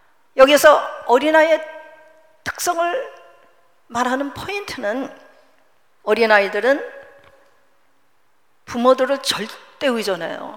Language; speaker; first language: Korean; native; Korean